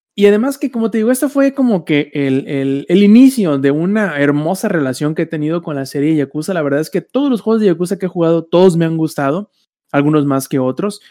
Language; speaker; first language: Spanish; native; Spanish